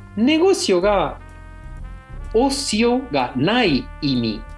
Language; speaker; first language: Japanese; non-native, learner; Spanish